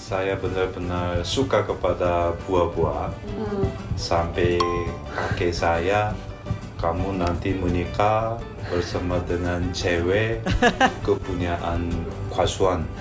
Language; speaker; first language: Indonesian; non-native, fluent; Korean